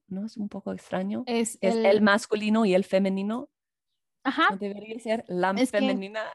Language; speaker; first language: Spanish; non-native, fluent; English